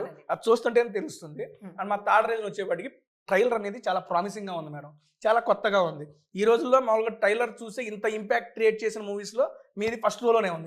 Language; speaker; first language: Telugu; native; Telugu